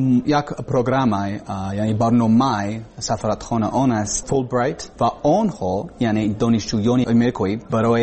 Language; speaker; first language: Persian; non-native, learner; English